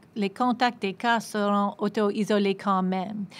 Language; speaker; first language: French; non-native, fluent; English